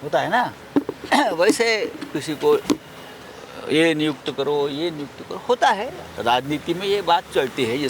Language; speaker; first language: Hindi; non-native, local second language; Marathi